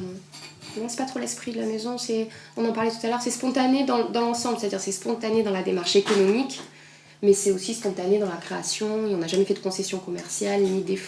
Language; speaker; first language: French; native; French